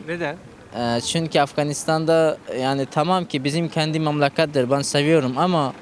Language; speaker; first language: Turkish; non-native, fluent; Persian